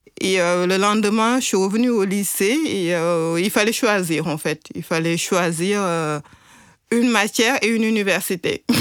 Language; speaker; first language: French; non-native, local second language; Wolof